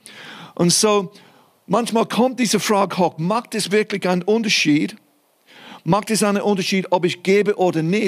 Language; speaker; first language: German; non-native, fluent; English